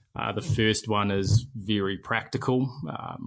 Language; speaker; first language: English; native; English